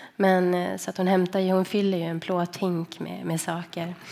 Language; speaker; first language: Swedish; native; Swedish